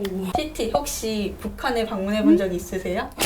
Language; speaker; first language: Korean; native; Korean